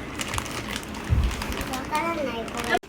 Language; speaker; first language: Japanese; early bilingual, other home language; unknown